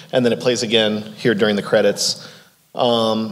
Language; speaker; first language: English; native; English